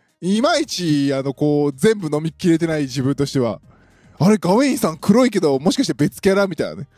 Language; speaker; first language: Japanese; native; Japanese